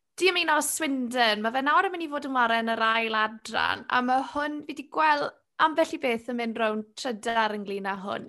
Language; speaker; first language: Welsh; native; Welsh